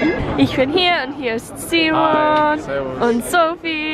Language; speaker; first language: German; non-native, learner; English